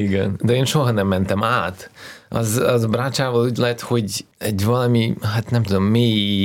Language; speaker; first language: Hungarian; non-native, fluent; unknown